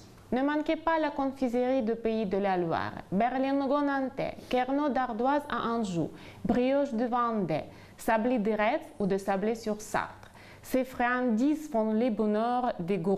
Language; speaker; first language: French; non-native, fluent; Ukrainian